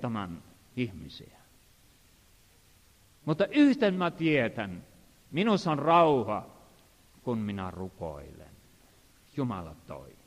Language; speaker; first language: Finnish; non-native, fluent; Estonian